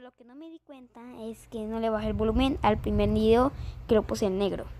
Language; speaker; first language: Spanish; native; Spanish